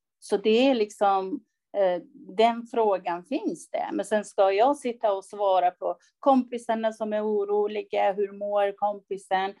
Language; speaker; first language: Swedish; non-native, fluent; Persian